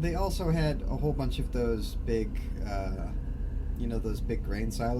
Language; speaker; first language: English; native; English